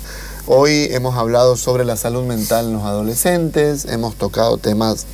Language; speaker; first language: Spanish; native; Spanish